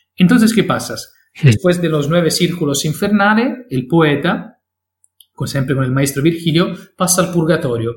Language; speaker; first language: Spanish; non-native, fluent; Italian